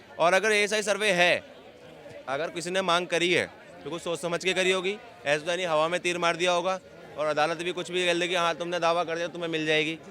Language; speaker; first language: Hindi; native; Hindi